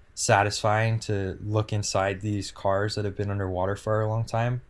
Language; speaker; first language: English; native; English